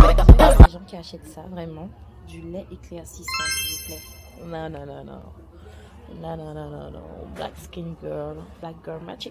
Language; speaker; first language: French; native; French